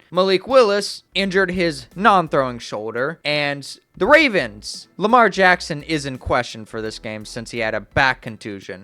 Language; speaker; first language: English; native; English